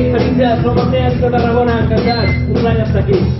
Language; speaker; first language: Catalan; native; Catalan